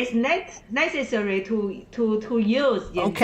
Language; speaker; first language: English; non-native, learner; Chinese